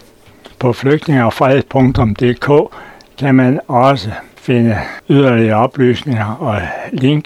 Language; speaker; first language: Danish; native; Danish